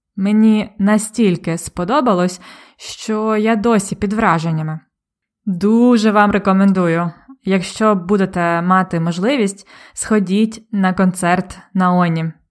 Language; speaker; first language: Ukrainian; native; Ukrainian